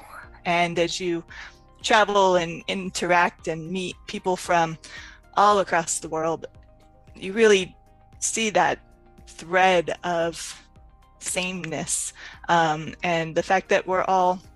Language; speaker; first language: English; native; English